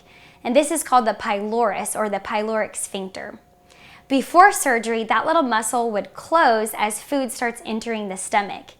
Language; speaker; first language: English; native; English